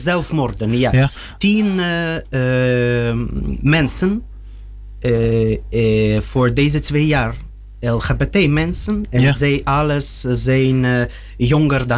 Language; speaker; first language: Dutch; non-native, learner; Russian